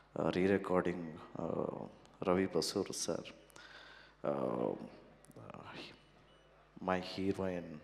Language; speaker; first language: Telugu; non-native, learner; Kannada